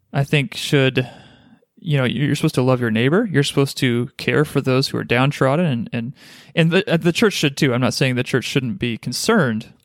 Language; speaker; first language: English; native; English